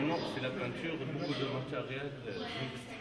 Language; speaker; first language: French; non-native, local second language; Arabic